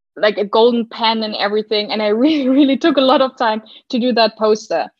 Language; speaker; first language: English; non-native, fluent; German